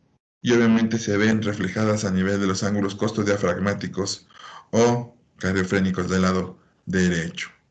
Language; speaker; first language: Spanish; native; Spanish